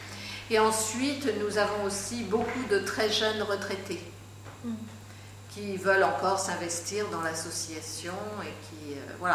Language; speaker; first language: French; native; French